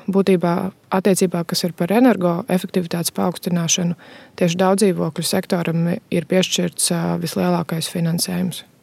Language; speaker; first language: Latvian; native; Latvian